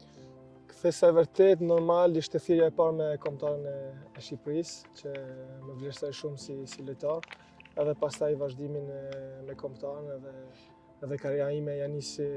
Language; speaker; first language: Albanian; early bilingual, heritage; Albanian